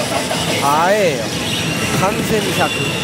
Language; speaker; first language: Japanese; native; Japanese